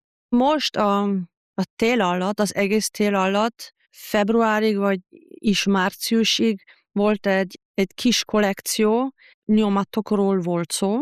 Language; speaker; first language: Hungarian; non-native, learner; German